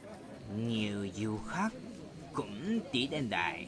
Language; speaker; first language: Vietnamese; non-native, learner; Japanese